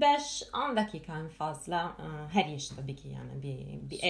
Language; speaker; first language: Turkish; non-native, fluent; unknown